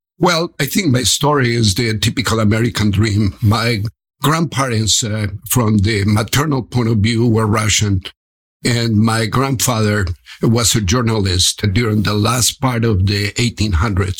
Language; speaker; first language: English; non-native, fluent; Spanish